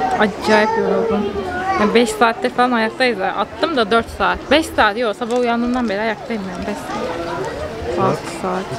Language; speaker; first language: Turkish; early bilingual, heritage; Turkish